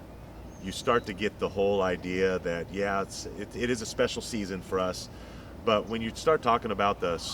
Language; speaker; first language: English; native; English